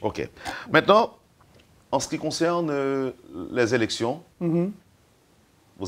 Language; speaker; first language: French; non-native, local second language; Haitian Creole